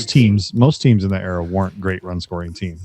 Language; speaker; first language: English; native; English